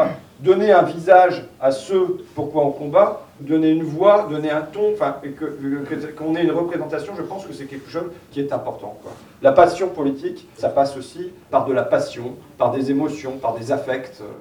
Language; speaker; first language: French; native; French